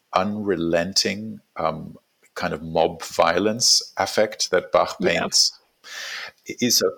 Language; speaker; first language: English; native; English